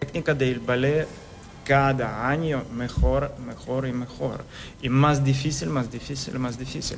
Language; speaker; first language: Spanish; non-native, learner; Ukrainian